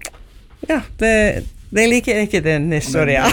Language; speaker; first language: Norwegian; non-native, learner; English